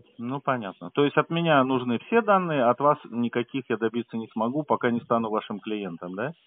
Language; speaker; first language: Russian; native; Russian